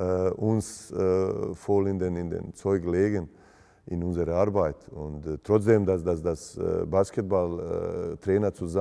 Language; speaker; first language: German; non-native, fluent; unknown